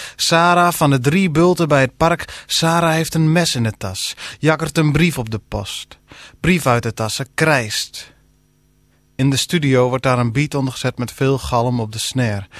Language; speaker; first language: Dutch; non-native, local second language; Western Frisian